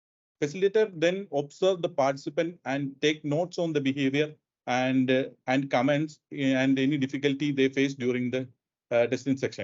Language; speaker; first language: English; non-native, local second language; Malayalam